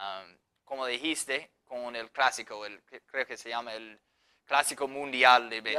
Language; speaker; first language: Spanish; non-native, fluent; English